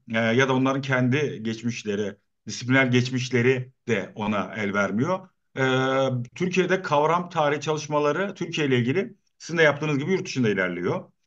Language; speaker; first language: Turkish; native; Turkish